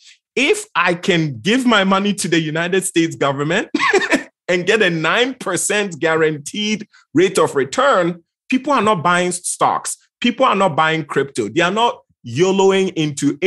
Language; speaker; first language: English; non-native, local second language; Akan